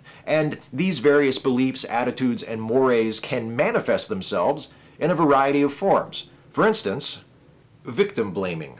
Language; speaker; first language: English; native; English